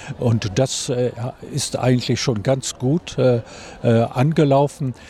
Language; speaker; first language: German; native; German